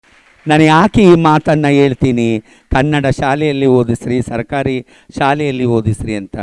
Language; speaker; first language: Kannada; native; Kannada